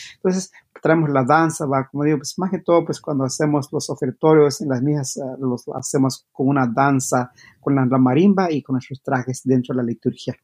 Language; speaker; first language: Spanish; non-native, local second language; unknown